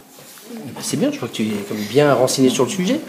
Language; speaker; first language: French; native; French